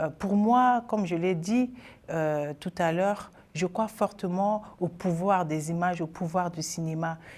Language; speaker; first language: French; non-native, local second language; Sango